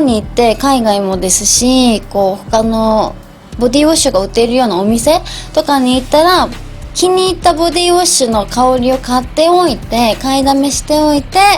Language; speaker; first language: Japanese; native; Japanese